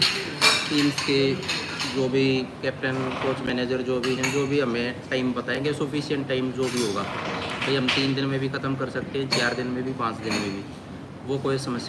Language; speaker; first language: Hindi; native; Hindi